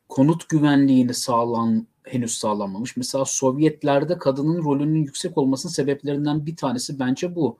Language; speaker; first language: Turkish; native; Turkish